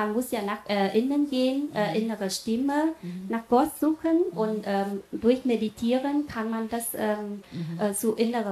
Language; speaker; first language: German; non-native, fluent; Vietnamese